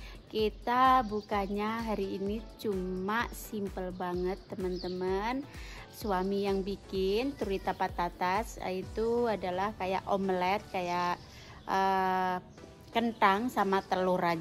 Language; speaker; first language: Indonesian; non-native, local second language; Javanese